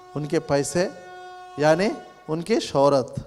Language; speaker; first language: Hindi; non-native, local second language; Telugu